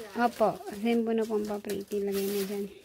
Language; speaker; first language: Japanese; non-native, learner; Filipino